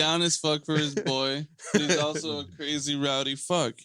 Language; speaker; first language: English; native; English